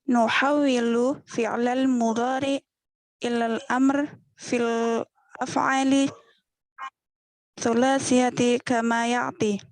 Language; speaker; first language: Arabic; non-native, learner; Indonesian